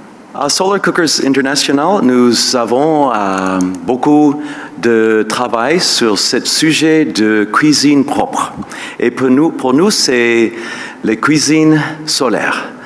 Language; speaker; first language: French; non-native, fluent; English